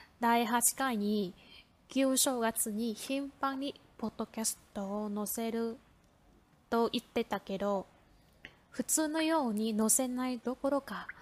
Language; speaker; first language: Japanese; non-native, fluent; Vietnamese